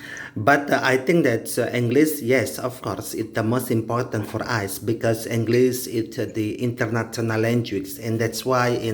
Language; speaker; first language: English; non-native, learner; Indonesian